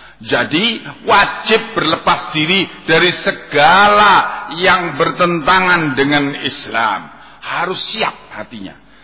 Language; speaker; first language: Indonesian; native; Indonesian